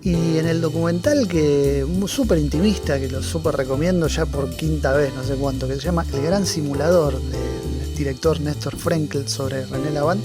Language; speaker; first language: Spanish; native; Spanish